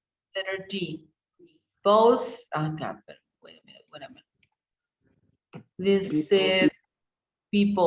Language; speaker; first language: English; non-native, fluent; Spanish